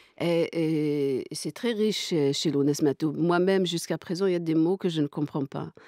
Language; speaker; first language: French; non-native, local second language; Kabyle